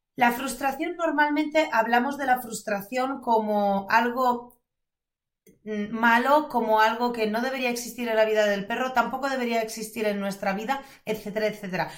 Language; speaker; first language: Spanish; non-native, fluent; Polish